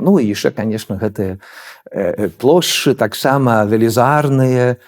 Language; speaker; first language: Belarusian; non-native, fluent; Swedish